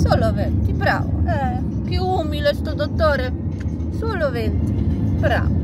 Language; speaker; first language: Italian; non-native, learner; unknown